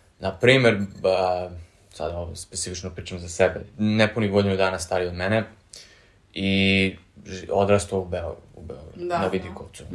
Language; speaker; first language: Serbian; early bilingual, heritage; Serbian